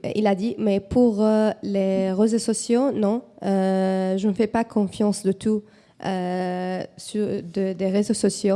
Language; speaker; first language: French; non-native, learner; Arabic